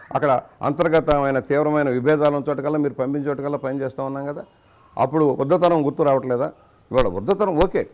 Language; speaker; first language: Telugu; native; Telugu